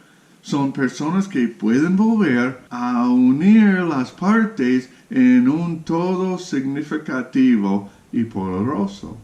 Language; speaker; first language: Spanish; non-native, fluent; English